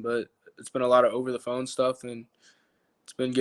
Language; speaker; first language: English; native; English